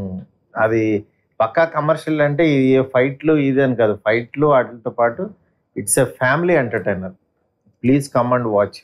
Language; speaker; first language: Telugu; native; Telugu